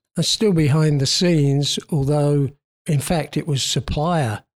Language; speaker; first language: English; native; English